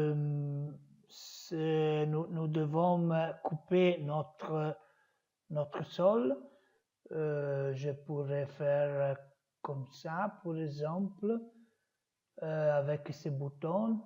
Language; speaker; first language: French; non-native, learner; Italian